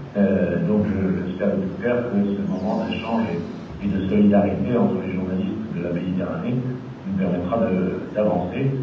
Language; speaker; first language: French; native; French